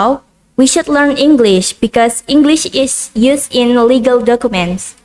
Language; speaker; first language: English; non-native, learner; Indonesian